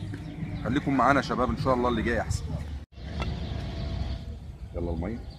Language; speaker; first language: Arabic; native; Arabic